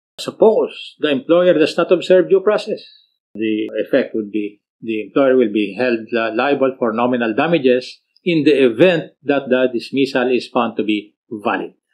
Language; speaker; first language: English; non-native, local second language; Filipino